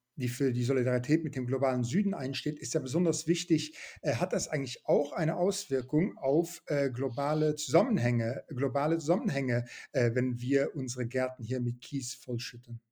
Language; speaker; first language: German; non-native, local second language; Luxembourgish